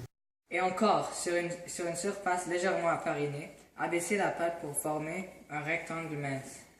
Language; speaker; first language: French; non-native, learner; English